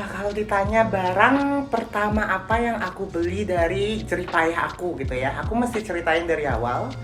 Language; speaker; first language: Indonesian; non-native, local second language; Balinese